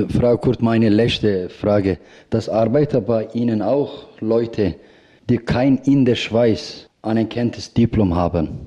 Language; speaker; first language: German; non-native, learner; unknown